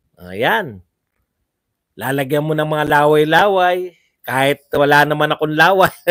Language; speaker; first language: Filipino; native; Filipino